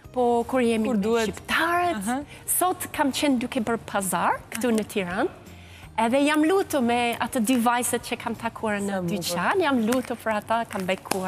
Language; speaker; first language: Albanian; non-native, fluent; English